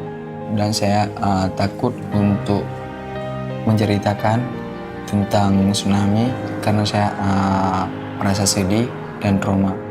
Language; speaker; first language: Indonesian; non-native, local second language; Achinese